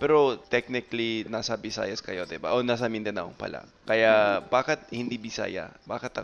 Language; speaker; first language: Filipino; non-native, fluent; English